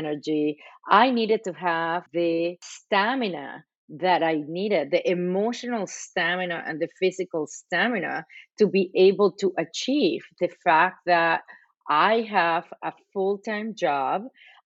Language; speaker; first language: English; non-native, fluent; Spanish